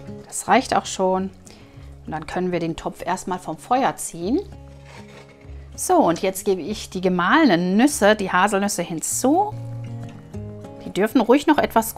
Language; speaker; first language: German; native; German